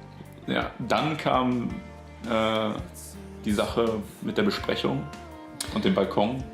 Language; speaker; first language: German; native; German